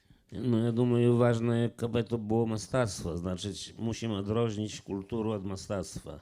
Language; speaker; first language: Polish; non-native, local second language; Belarusian